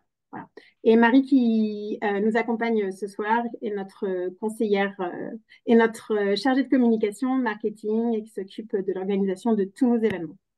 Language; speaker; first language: French; native; French